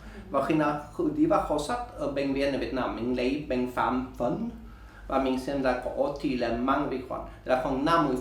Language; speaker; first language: Vietnamese; non-native, learner; Swedish